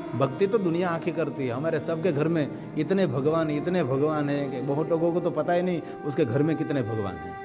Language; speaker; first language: Hindi; non-native, local second language; Gujarati